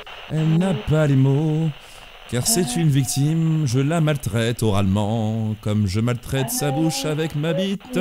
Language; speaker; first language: French; native; French